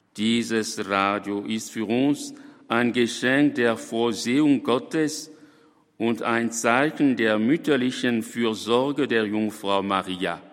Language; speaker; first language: German; non-native, fluent; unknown